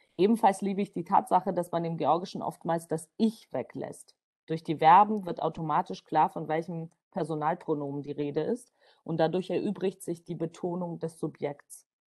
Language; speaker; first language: German; non-native, fluent; Georgian